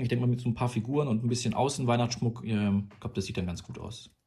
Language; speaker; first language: German; native; German